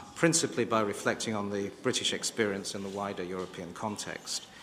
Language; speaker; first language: English; native; English